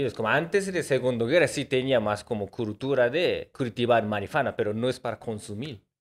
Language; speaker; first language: Spanish; non-native, fluent; Japanese